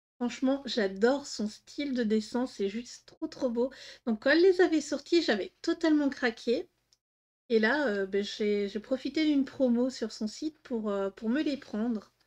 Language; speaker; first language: French; native; French